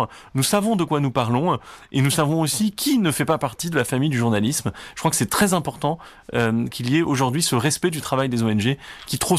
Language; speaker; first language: French; native; French